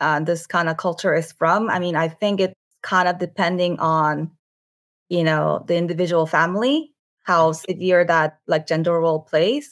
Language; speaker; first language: English; non-native, fluent; Korean